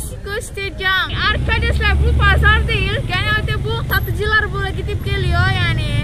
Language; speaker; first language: Turkish; non-native, learner; Javanese